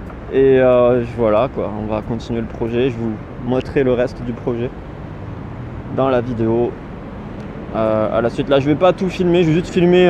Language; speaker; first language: French; native; French